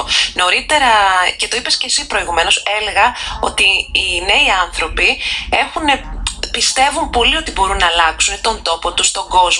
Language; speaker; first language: Greek; native; Greek